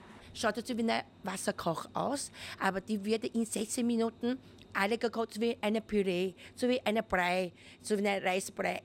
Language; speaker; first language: German; non-native, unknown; Chinese